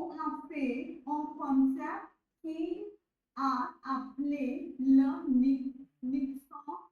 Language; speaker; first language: French; non-native, learner; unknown